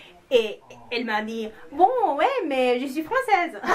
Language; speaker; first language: French; non-native, fluent; Italian